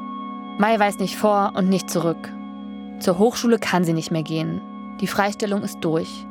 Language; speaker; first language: German; native; German